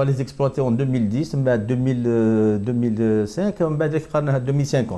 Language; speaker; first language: French; non-native, local second language; Kabyle